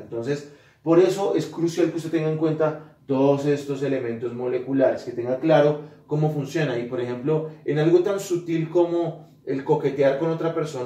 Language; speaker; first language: Spanish; native; Spanish